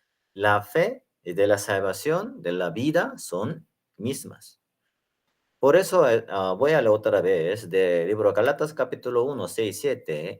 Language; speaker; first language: Spanish; non-native, learner; Korean